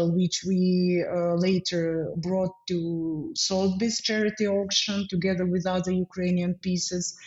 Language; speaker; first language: English; non-native, fluent; Ukrainian